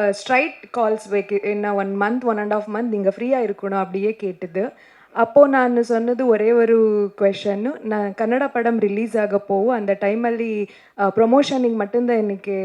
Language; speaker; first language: Tamil; non-native, learner; Kannada